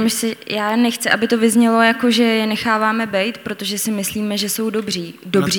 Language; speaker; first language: Czech; native; Czech